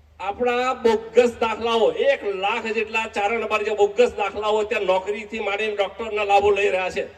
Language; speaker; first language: Gujarati; non-native, local second language; Bhili